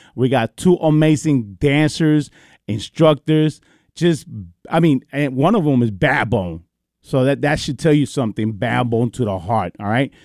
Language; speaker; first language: English; early bilingual, other home language; Spanish